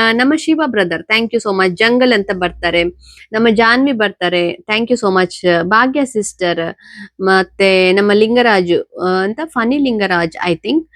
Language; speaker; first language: Kannada; non-native, local second language; Konkani